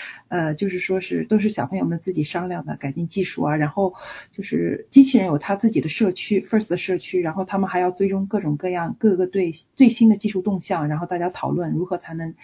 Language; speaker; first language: Chinese; native; Chinese